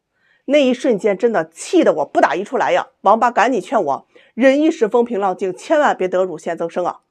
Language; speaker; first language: Chinese; native; Chinese